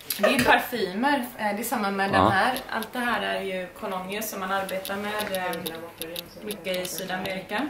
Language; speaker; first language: Swedish; native; Swedish